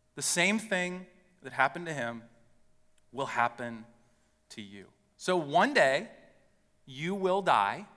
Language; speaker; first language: English; native; English